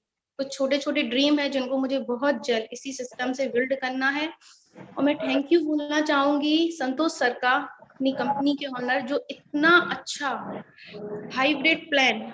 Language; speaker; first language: Hindi; native; Hindi